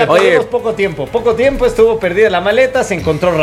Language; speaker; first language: Spanish; native; Spanish